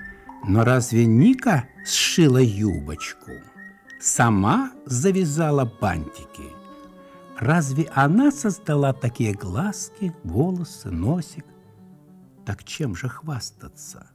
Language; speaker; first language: Russian; native; Russian